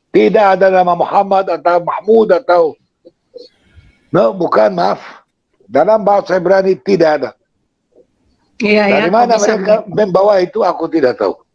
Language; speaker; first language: Indonesian; non-native, fluent; Hebrew